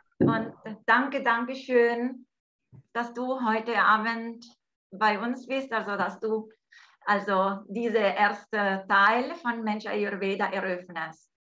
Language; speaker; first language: German; non-native, fluent; Italian